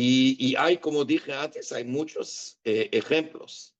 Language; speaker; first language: Spanish; non-native, fluent; Hebrew